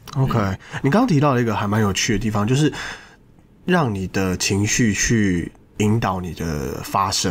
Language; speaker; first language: Chinese; native; Chinese